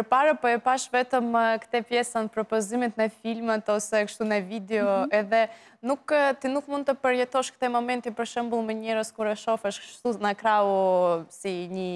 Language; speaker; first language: Albanian; non-native, learner; Russian